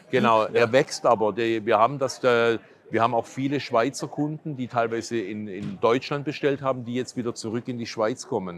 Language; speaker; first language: German; native; German